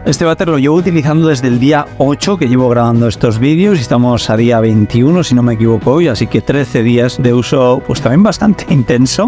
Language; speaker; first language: Spanish; native; Spanish